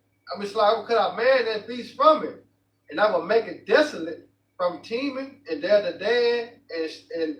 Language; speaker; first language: English; native; English